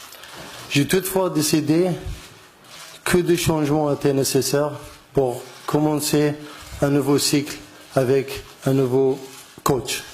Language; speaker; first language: French; non-native, learner; Arabic